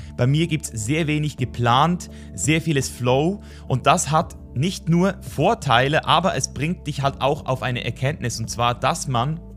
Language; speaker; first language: German; native; German